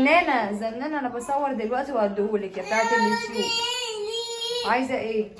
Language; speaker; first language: Arabic; native; Arabic